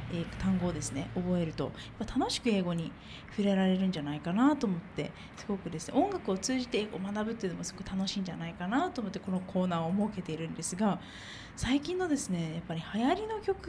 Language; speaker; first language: Japanese; native; Japanese